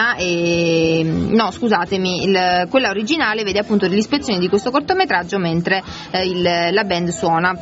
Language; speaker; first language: Italian; native; Italian